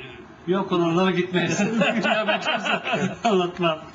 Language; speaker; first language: Turkish; non-native, local second language; Ladino